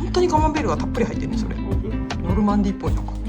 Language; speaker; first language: Japanese; native; Japanese